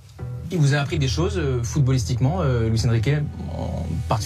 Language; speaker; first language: French; native; French